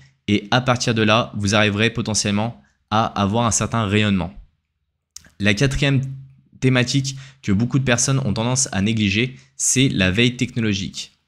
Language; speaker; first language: French; native; French